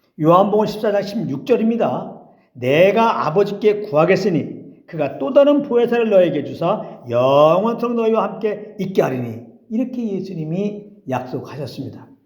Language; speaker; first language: Korean; native; Korean